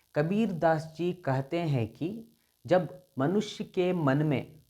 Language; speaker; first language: Hindi; non-native, local second language; Kannada